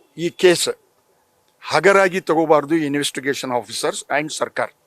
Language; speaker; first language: Kannada; non-native, local second language; Urdu